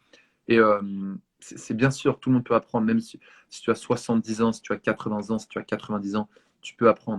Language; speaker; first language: French; non-native, fluent; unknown